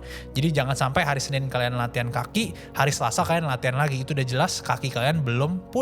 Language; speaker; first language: Indonesian; native; Indonesian